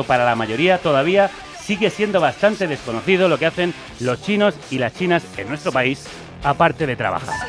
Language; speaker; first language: Spanish; native; Spanish